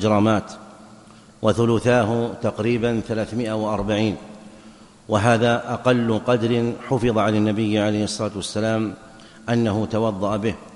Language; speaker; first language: Arabic; native; Arabic